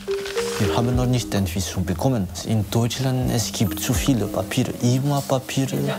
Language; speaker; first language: German; non-native, learner; Malagasy